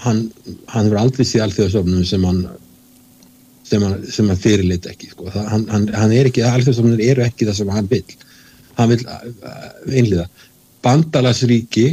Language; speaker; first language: Icelandic; native; Icelandic